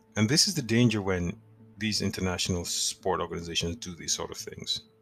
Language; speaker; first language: English; non-native, local second language; Yoruba